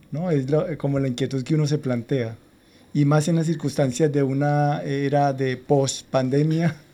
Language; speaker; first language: Spanish; non-native, learner; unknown